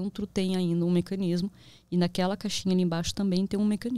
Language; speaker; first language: Portuguese; native; Portuguese